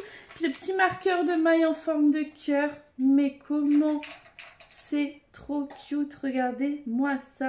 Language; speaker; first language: French; native; French